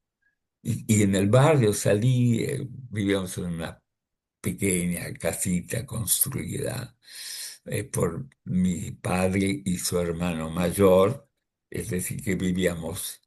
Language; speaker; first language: Spanish; early bilingual, other home language; Russian